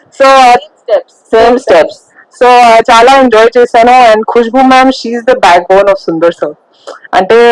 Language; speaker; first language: Telugu; non-native, local second language; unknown